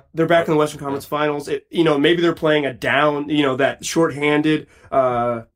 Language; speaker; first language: English; native; English